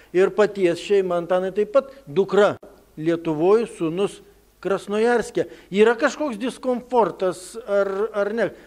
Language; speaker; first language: Lithuanian; native; Lithuanian